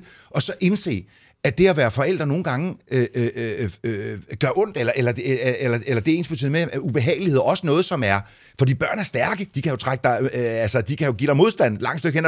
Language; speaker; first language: Danish; native; Danish